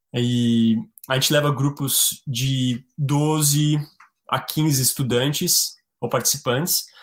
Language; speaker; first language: Portuguese; native; Portuguese